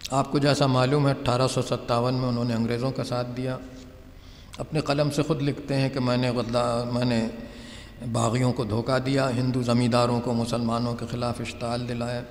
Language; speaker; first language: Urdu; native; Urdu